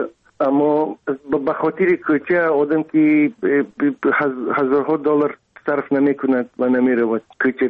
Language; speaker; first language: Persian; non-native, local second language; Russian